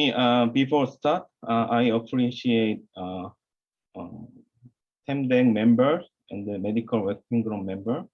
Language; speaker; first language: English; non-native, learner; Korean